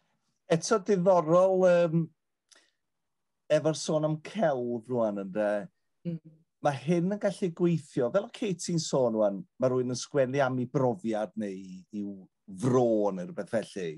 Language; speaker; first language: Welsh; native; Welsh